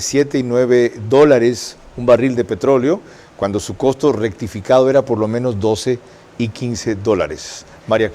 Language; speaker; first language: Spanish; native; Spanish